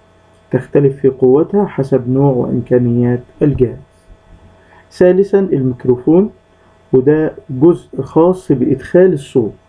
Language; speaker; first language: Arabic; native; Arabic